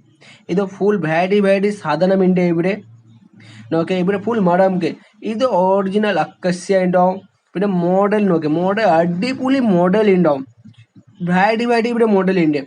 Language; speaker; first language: Malayalam; non-native, learner; Hindi